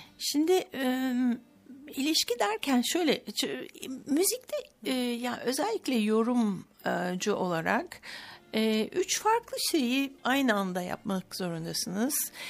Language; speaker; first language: Turkish; native; Turkish